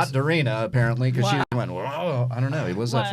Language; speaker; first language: English; native; English